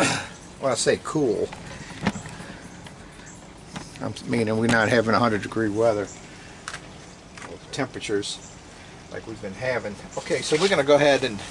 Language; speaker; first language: English; native; English